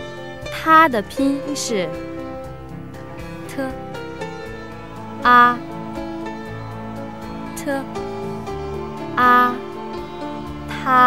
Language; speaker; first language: Chinese; native; Chinese